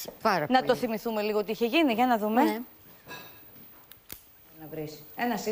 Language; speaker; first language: Greek; native; Greek